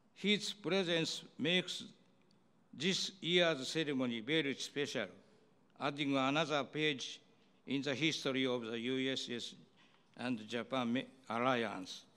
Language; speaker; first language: English; non-native, learner; Japanese